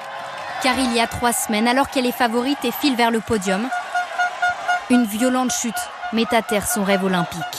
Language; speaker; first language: French; native; French